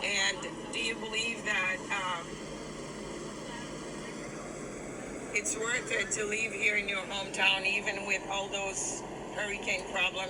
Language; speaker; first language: English; non-native, learner; Portuguese